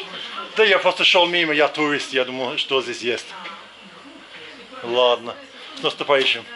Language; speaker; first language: Russian; non-native, fluent; English